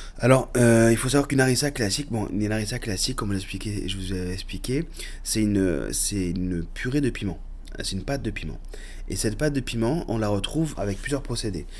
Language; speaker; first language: French; early bilingual, other home language; Arabic